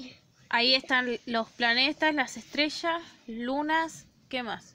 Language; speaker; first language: Spanish; native; Spanish